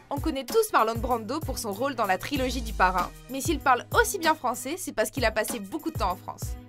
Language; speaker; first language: French; native; French